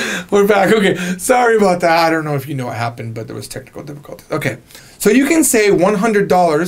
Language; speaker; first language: English; native; English